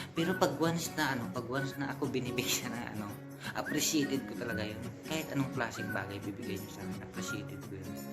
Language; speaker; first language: Filipino; non-native, local second language; Hiligaynon